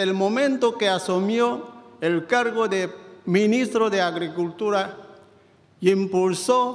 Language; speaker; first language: Spanish; non-native, fluent; Chinese